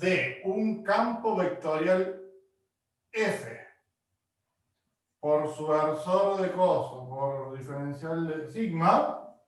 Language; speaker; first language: Spanish; native; Spanish